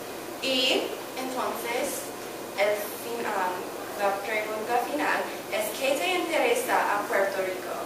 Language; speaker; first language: Spanish; non-native, learner; English